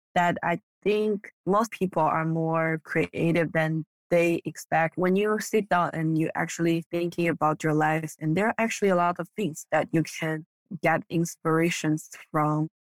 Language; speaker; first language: English; non-native, fluent; Chinese